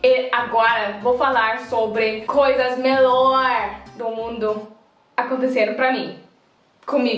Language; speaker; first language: Portuguese; non-native, learner; Dutch